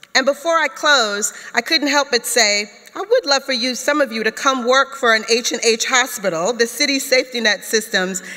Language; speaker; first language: English; native; English